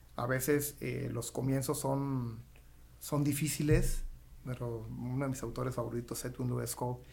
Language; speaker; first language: Spanish; native; Spanish